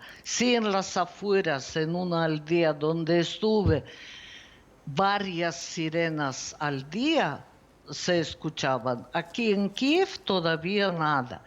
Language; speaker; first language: Spanish; non-native, fluent; Ukrainian